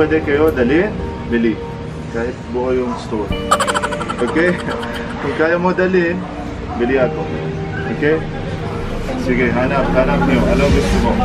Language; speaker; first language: Filipino; non-native, learner; Arabic